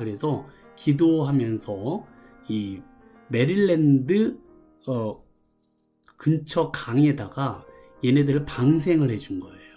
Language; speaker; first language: Korean; native; Korean